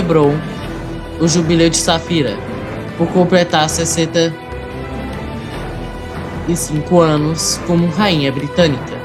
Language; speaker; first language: Portuguese; native; Portuguese